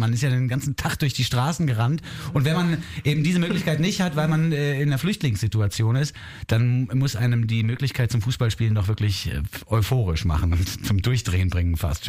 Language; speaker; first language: German; native; German